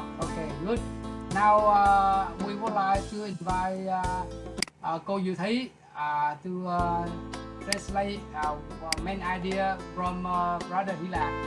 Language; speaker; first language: English; non-native, local second language; Vietnamese